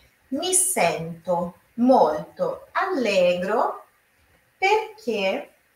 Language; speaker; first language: Italian; non-native, fluent; Portuguese